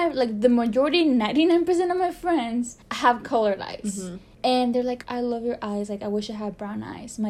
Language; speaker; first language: English; early bilingual, other home language; Spanish